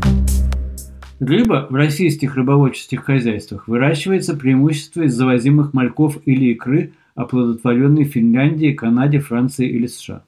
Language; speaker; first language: Russian; native; Russian